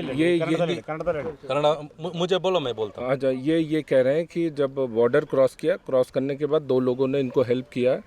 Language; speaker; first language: Hindi; non-native, local second language; Kannada